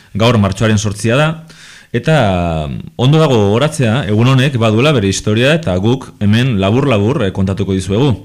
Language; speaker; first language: Basque; non-native, local second language; Spanish